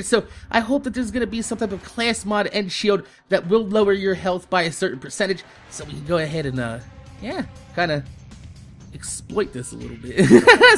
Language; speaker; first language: English; native; English